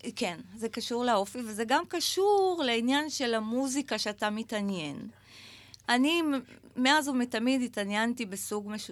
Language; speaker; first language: Hebrew; native; Hebrew